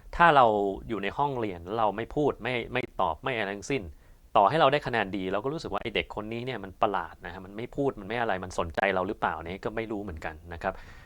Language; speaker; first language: Thai; native; Thai